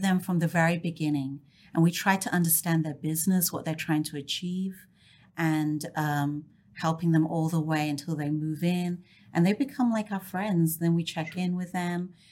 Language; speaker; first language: English; native; English